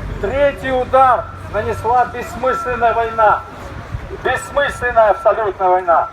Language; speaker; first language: Russian; native; Russian